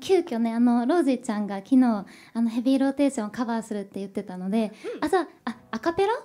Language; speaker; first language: Japanese; native; Japanese